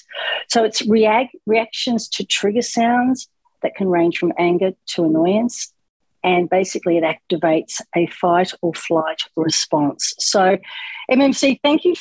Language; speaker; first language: English; native; English